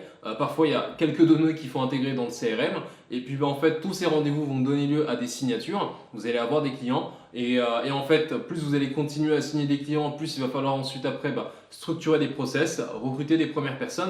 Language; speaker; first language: French; native; French